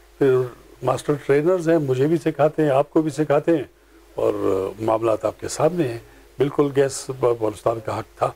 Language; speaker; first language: Urdu; non-native, local second language; Pashto